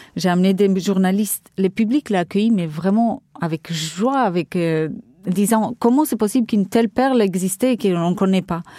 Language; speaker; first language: French; non-native, fluent; Portuguese